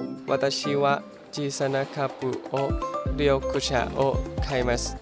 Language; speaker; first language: Japanese; non-native, learner; Thai